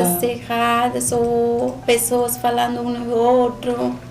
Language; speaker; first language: Portuguese; non-native, learner; Spanish